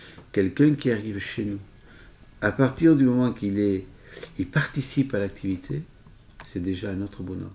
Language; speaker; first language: French; native; French